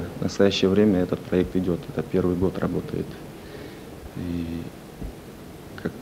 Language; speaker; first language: Russian; non-native, local second language; Kyrgyz